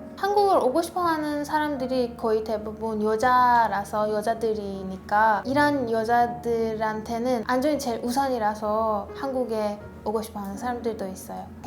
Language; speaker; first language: Korean; non-native, fluent; Persian